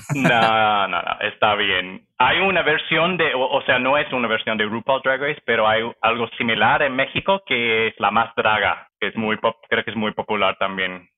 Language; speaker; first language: Spanish; non-native, fluent; English